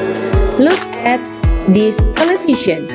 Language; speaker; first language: English; non-native, fluent; Indonesian